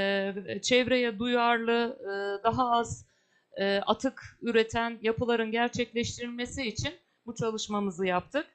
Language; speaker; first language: Turkish; native; Turkish